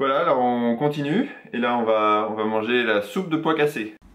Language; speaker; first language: French; native; French